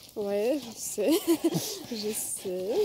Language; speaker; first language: French; non-native, learner; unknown